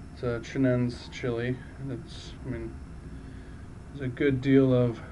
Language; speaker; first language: English; native; English